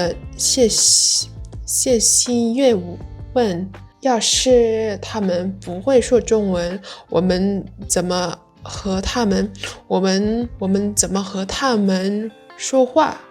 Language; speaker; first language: Chinese; non-native, learner; Vietnamese